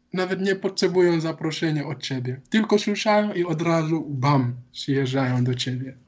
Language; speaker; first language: Polish; non-native, learner; Wolof